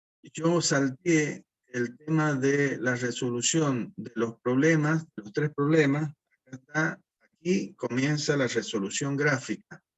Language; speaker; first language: Spanish; native; Spanish